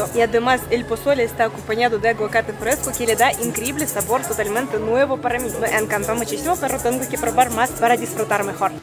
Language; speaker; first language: Spanish; non-native, fluent; Russian